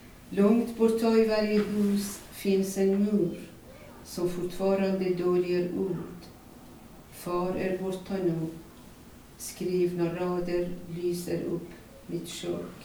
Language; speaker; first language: Swedish; non-native, fluent; Persian